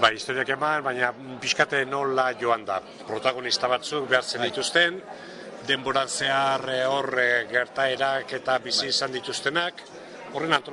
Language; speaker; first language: Basque; native; Basque